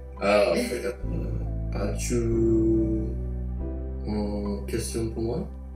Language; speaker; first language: French; non-native, learner; English